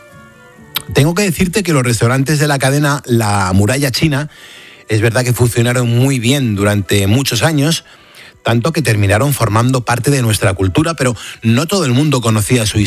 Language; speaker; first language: Spanish; native; Spanish